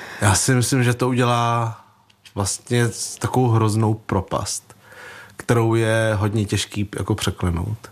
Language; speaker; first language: Czech; early bilingual, other home language; Vietnamese